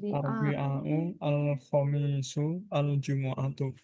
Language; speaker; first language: Arabic; non-native, learner; Indonesian